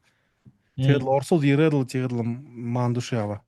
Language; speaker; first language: Mongolian; non-native, learner; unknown